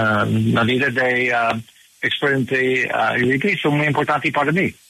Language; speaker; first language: Spanish; non-native, learner; English